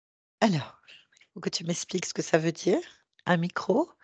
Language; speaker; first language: French; native; French